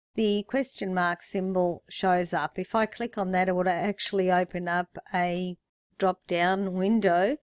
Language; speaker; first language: English; native; English